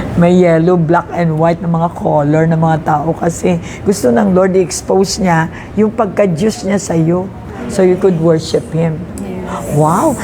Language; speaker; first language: Filipino; non-native, local second language; Hiligaynon